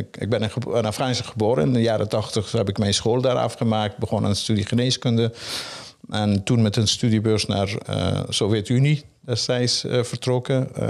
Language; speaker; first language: Dutch; non-native, fluent; Persian